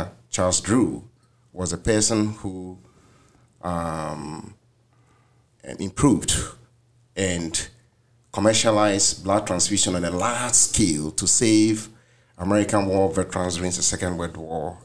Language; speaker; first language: English; non-native, local second language; Akan